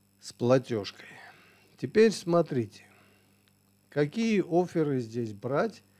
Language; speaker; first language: Russian; non-native, local second language; Armenian